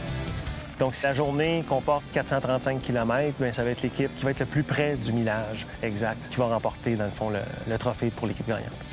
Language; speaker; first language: French; native; French